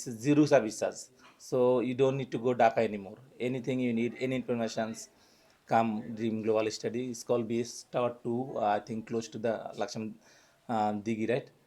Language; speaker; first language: English; non-native, local second language; Bangla